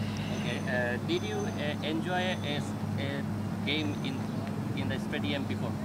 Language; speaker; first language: English; non-native, learner; Bangla